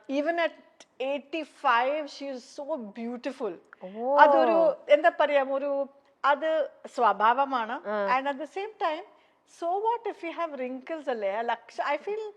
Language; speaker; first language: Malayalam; non-native, fluent; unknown